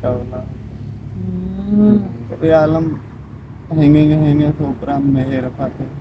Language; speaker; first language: Filipino; non-native, learner; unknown